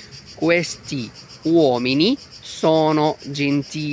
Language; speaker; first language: Italian; non-native, fluent; Arabic